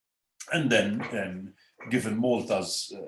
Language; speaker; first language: English; non-native, local second language; Maltese